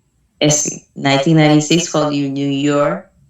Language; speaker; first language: English; non-native, learner; Spanish